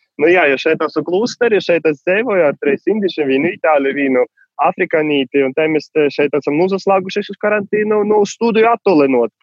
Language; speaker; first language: Latvian; non-native, fluent; Russian